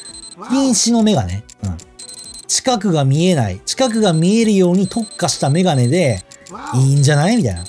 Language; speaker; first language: Japanese; native; Japanese